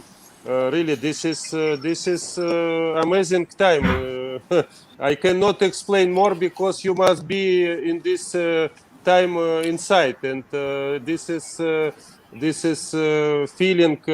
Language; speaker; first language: English; non-native, learner; Russian